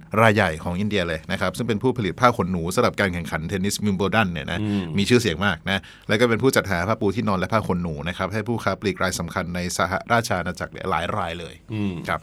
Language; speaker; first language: Thai; native; Thai